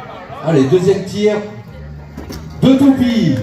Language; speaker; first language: French; native; French